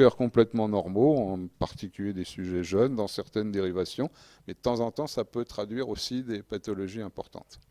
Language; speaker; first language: French; native; French